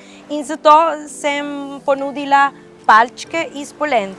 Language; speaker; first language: Slovenian; non-native, fluent; Spanish